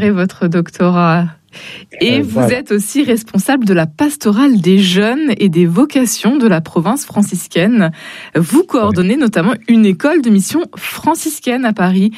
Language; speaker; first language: French; native; French